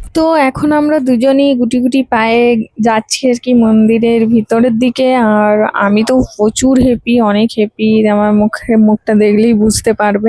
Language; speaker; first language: Bangla; native; Bangla